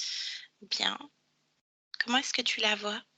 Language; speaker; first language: French; native; French